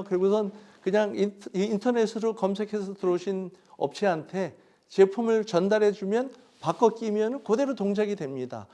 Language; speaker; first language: Korean; native; Korean